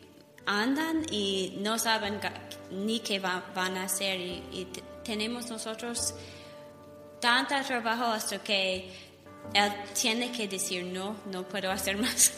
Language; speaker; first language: Spanish; non-native, learner; English